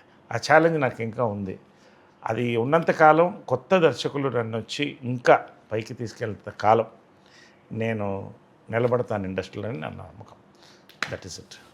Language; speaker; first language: Telugu; native; Telugu